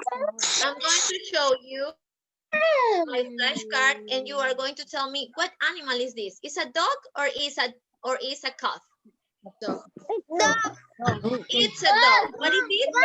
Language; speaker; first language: English; non-native, fluent; Spanish